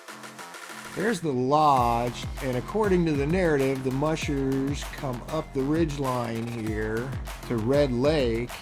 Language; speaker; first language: English; native; English